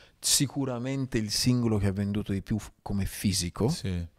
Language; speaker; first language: Italian; native; Italian